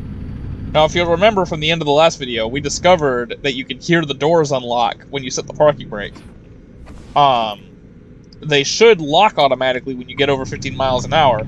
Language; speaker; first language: English; native; English